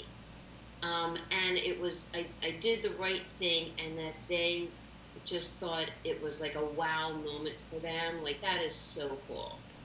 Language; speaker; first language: English; native; English